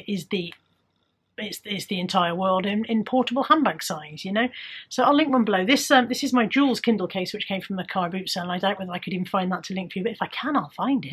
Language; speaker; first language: English; native; English